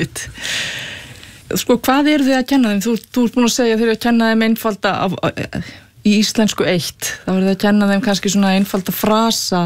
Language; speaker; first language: Icelandic; native; Icelandic